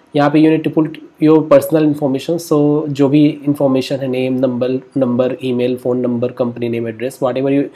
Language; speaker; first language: Hindi; native; Hindi